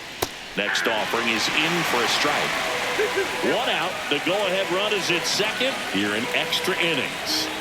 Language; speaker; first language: English; native; English